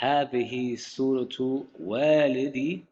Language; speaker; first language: Arabic; non-native, learner; English